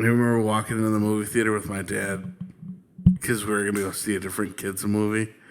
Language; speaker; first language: English; native; English